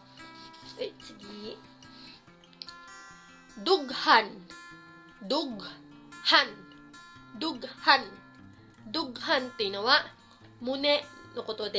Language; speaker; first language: Japanese; non-native, fluent; Filipino